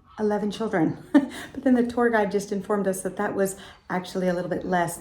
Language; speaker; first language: English; native; English